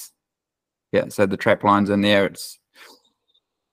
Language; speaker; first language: English; native; English